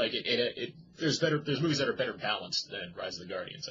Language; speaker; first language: English; native; English